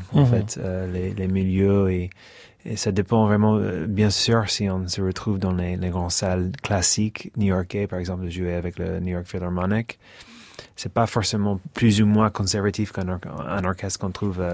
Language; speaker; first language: French; non-native, fluent; English